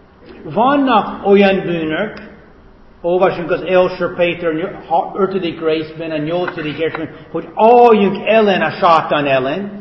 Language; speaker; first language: Hungarian; non-native, fluent; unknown